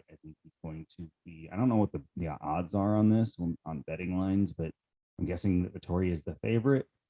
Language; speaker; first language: English; native; English